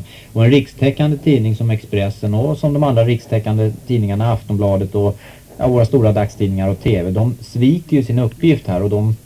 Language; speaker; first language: Swedish; native; Swedish